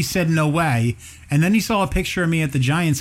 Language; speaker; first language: English; native; English